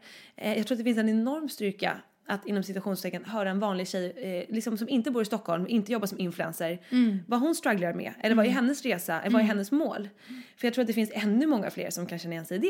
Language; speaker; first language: Swedish; native; Swedish